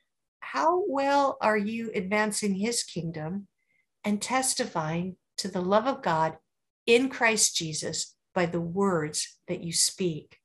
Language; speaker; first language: English; native; English